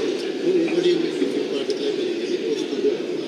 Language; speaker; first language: English; non-native, fluent; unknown